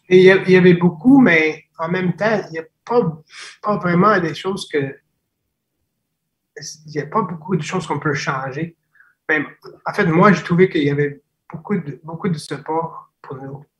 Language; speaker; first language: French; non-native, fluent; English